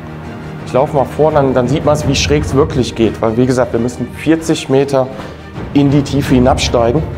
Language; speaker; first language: German; native; German